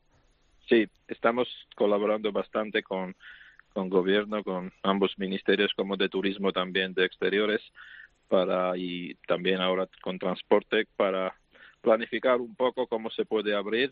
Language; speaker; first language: Spanish; non-native, fluent; Georgian